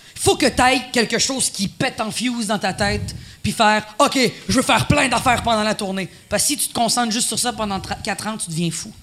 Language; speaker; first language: French; non-native, fluent; Spanish